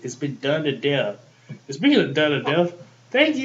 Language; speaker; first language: English; native; English